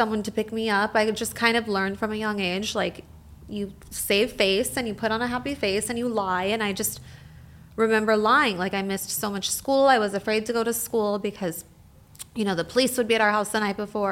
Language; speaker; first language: English; native; English